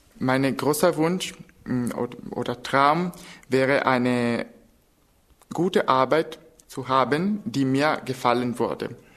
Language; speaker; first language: German; non-native, fluent; Italian